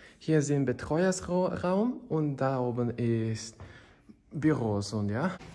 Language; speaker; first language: German; non-native, learner; Serbian